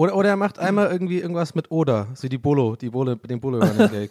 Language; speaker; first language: German; native; German